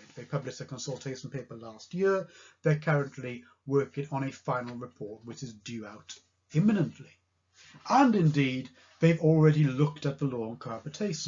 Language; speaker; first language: English; native; English